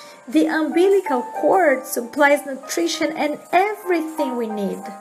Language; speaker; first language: English; non-native, fluent; Portuguese